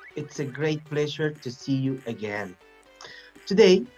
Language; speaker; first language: English; non-native, fluent; Spanish